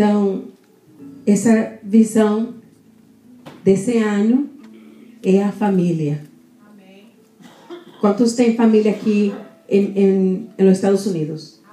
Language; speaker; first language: Portuguese; non-native, fluent; Spanish